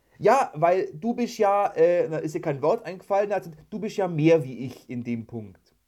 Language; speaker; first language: German; native; German